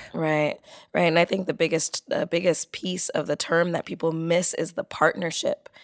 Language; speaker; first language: English; native; English